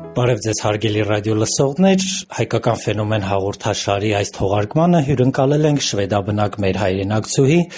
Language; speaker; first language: Armenian; native; Armenian